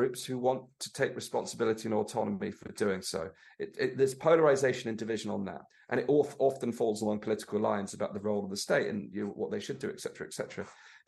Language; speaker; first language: English; native; English